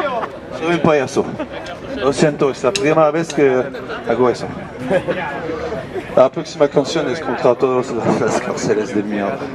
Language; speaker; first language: Spanish; non-native, learner; French